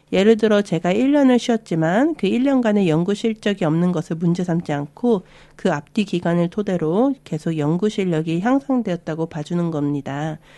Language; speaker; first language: Korean; early bilingual, other home language; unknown